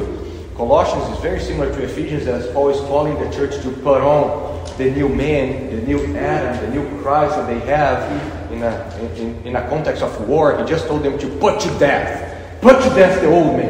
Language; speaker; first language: English; non-native, fluent; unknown